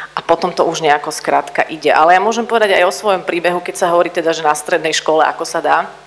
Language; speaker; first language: Slovak; native; Slovak